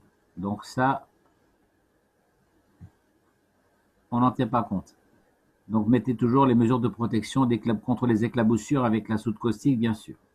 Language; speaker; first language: French; native; French